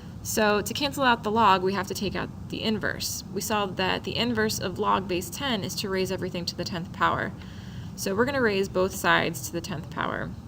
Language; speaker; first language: English; native; English